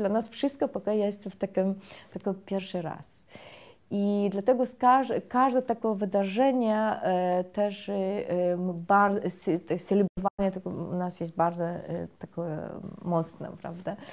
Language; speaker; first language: Polish; non-native, fluent; Russian